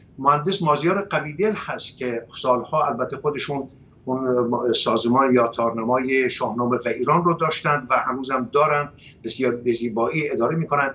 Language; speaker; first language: Persian; non-native, local second language; Assyrian Neo-Aramaic